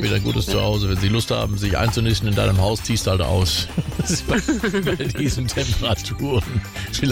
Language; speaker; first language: German; native; German